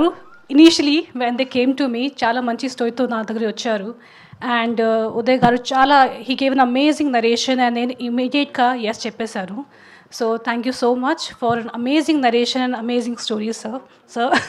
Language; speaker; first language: Telugu; non-native, local second language; Hindi